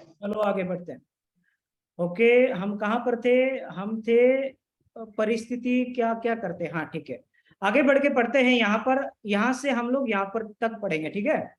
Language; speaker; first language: Hindi; native; Hindi